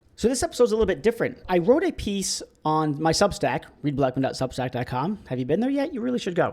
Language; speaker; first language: English; native; English